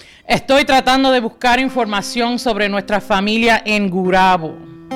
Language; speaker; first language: Spanish; early bilingual, heritage; Spanish